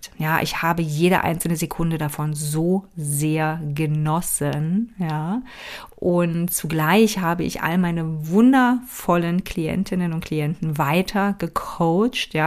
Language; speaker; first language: German; native; German